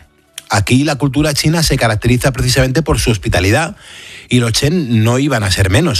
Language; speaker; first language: Spanish; native; Spanish